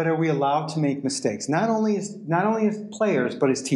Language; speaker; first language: English; native; English